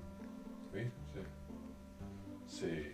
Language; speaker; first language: French; non-native, fluent; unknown